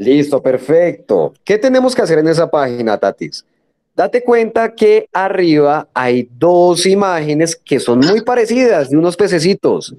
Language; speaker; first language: Spanish; native; Spanish